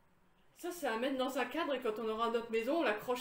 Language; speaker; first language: French; native; French